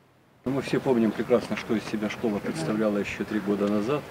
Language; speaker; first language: Russian; native; Russian